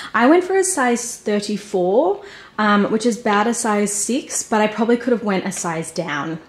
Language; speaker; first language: English; native; English